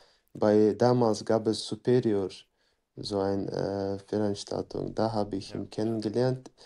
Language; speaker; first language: German; non-native, fluent; Chechen